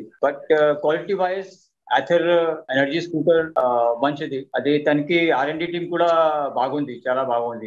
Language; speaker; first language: Telugu; non-native, local second language; Hindi